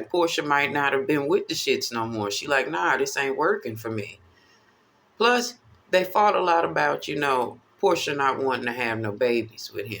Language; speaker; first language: English; native; English